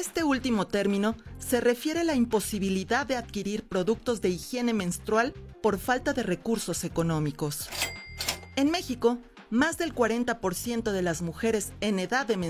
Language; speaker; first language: Spanish; native; Spanish